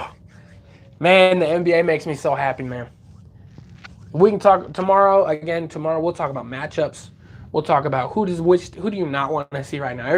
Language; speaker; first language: English; native; English